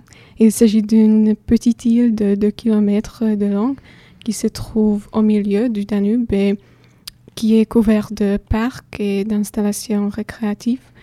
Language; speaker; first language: French; non-native, fluent; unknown